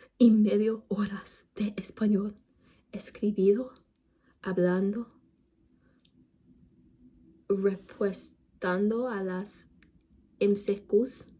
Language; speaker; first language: Spanish; non-native, learner; English